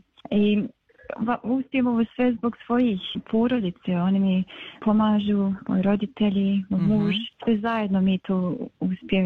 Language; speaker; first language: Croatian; early bilingual, heritage; Bosnian